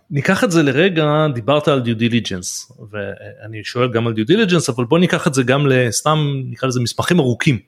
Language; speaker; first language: Hebrew; native; Hebrew